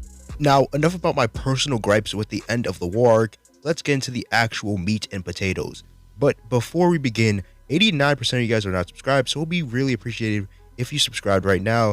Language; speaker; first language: English; native; English